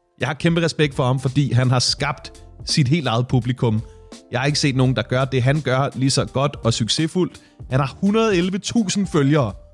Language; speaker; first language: Danish; native; Danish